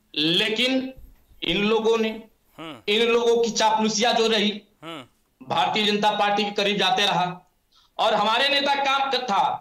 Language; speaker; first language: Hindi; native; Hindi